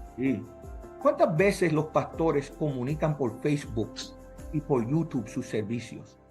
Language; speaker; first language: Spanish; early bilingual, heritage; English